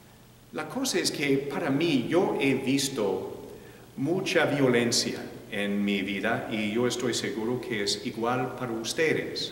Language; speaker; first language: Spanish; non-native, fluent; English